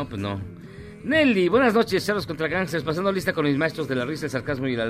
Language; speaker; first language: Spanish; native; Spanish